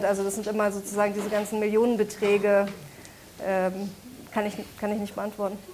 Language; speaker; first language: German; native; German